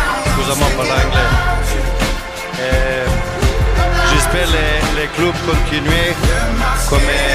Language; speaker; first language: French; non-native, learner; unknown